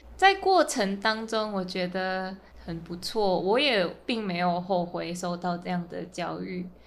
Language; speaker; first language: Chinese; non-native, fluent; Min Nan Chinese